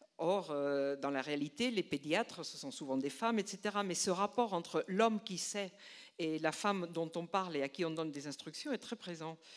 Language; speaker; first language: French; non-native, fluent; Spanish